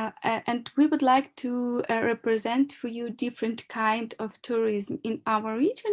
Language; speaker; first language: English; non-native, learner; Ukrainian